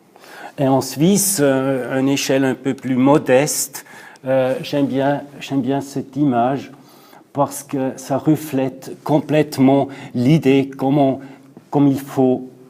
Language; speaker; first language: French; non-native, local second language; German